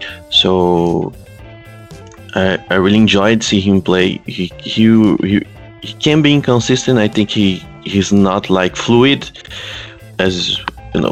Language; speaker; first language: English; non-native, fluent; Portuguese